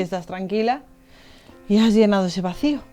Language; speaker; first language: Spanish; native; Spanish